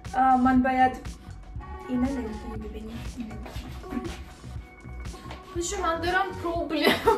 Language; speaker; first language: Persian; non-native, learner; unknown